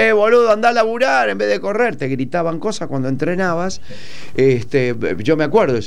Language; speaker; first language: Spanish; native; Spanish